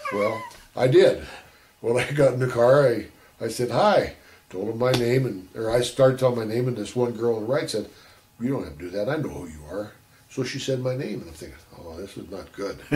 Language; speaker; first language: English; native; English